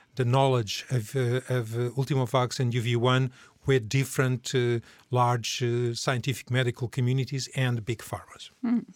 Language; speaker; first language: English; non-native, fluent; Portuguese